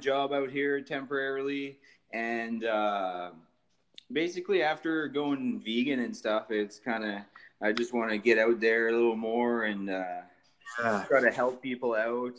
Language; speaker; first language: English; native; English